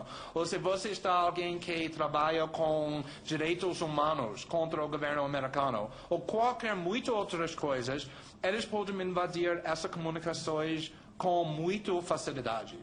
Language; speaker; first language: Portuguese; non-native, fluent; English